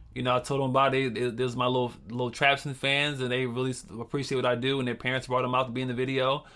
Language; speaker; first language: English; native; English